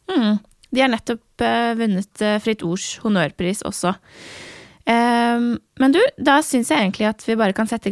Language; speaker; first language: Norwegian; native; Norwegian